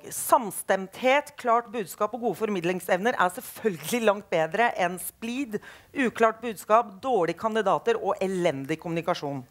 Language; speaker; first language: Norwegian; native; Norwegian